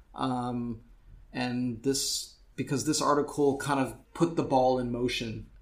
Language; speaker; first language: English; native; English